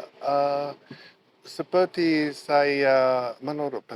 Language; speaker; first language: Indonesian; non-native, learner; English